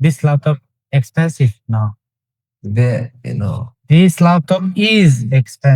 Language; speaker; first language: English; non-native, fluent; Tigrinya